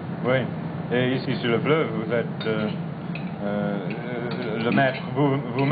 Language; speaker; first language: French; non-native, fluent; English